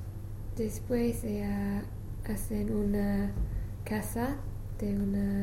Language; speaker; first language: Spanish; non-native, learner; English